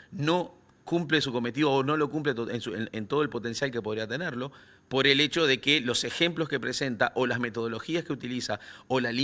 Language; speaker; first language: Spanish; native; Spanish